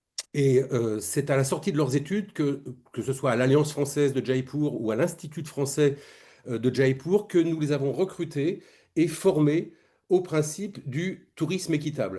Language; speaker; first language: French; native; French